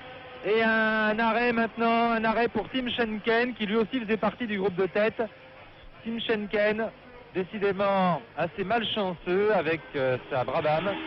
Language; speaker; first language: French; native; French